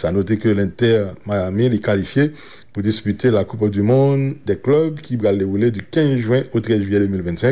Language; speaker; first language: French; non-native, local second language; Haitian Creole